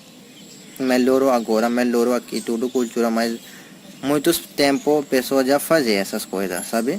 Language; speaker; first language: Portuguese; non-native, learner; Hindi